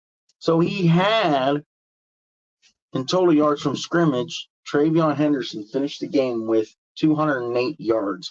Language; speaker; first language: English; native; English